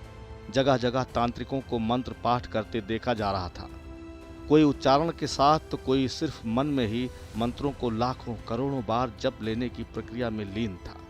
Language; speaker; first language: Hindi; native; Hindi